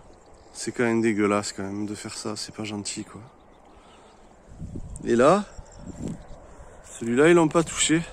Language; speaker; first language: French; native; French